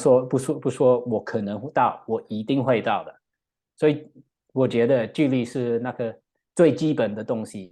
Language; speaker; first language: Chinese; non-native, learner; English